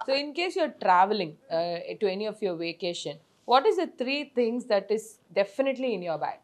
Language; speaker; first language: English; non-native, local second language; Tamil